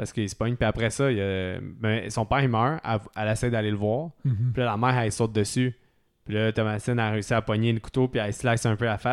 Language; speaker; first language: French; native; French